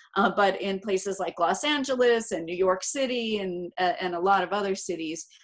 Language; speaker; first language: English; native; English